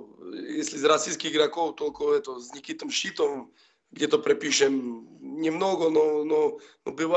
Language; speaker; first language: Russian; non-native, fluent; Slovak